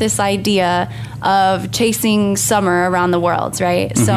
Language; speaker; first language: English; native; English